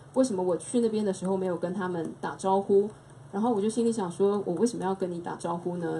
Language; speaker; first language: Chinese; native; Chinese